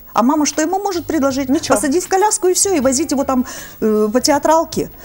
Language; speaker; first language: Russian; native; Russian